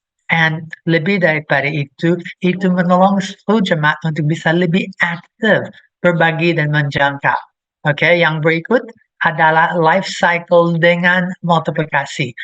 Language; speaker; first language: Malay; non-native, fluent; English